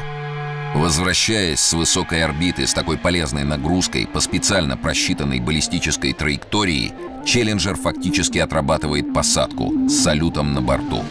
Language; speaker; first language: Russian; native; Russian